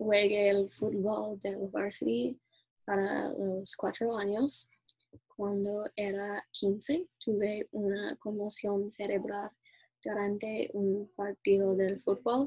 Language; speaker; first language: Spanish; non-native, learner; English